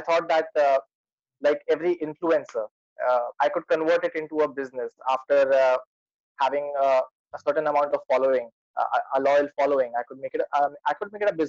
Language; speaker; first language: English; non-native, local second language; Hindi